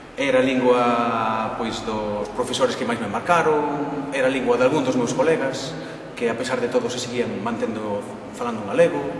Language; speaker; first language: Galician; non-native, local second language; Spanish